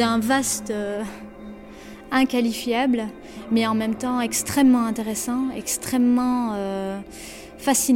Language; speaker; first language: French; native; French